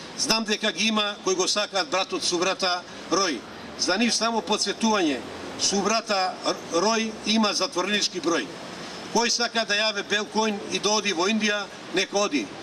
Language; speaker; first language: Macedonian; non-native, local second language; Romany